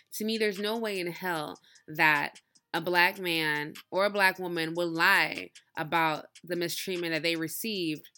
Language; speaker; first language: English; early bilingual, other home language; Yoruba